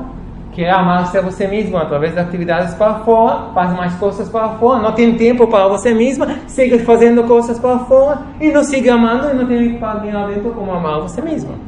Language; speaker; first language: Portuguese; non-native, fluent; Spanish